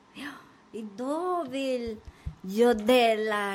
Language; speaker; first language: Swedish; non-native, learner; Spanish